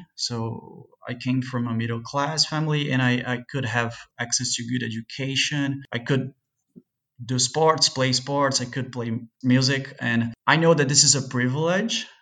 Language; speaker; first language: English; non-native, fluent; Portuguese